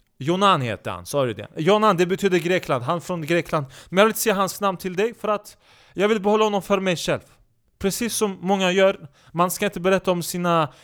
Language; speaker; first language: Swedish; early bilingual, other home language; Turkish